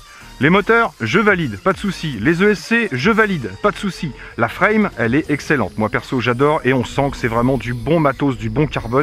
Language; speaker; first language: French; native; French